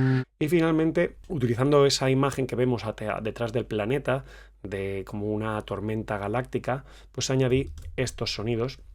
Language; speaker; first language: Spanish; native; Spanish